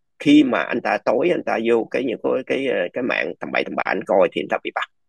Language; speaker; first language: Vietnamese; early bilingual, other home language; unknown